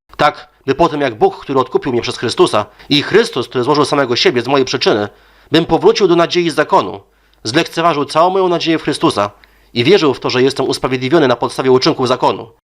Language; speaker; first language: Polish; native; Polish